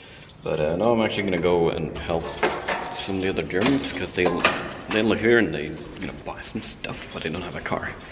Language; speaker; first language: English; non-native, fluent; Swedish